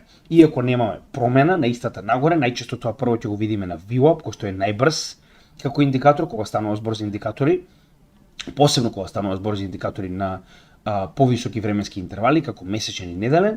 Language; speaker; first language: Macedonian; native; Macedonian